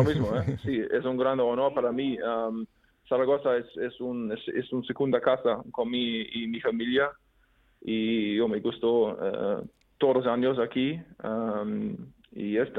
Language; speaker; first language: Spanish; non-native, learner; German